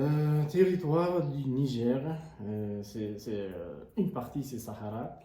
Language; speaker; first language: French; non-native, fluent; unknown